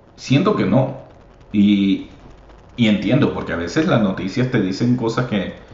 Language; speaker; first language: Spanish; native; Spanish